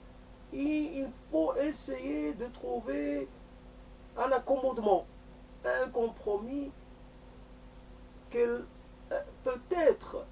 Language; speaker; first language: French; native; French